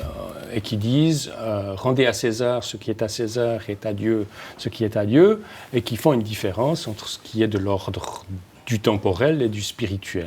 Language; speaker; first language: French; native; French